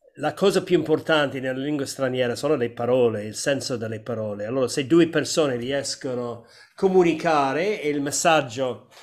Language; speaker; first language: Italian; non-native, fluent; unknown